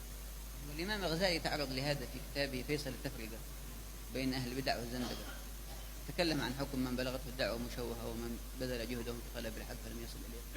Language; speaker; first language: Arabic; native; Arabic